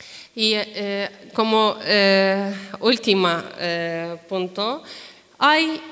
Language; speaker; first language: Spanish; non-native, fluent; Turkish